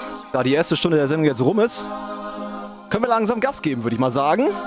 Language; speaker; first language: German; native; German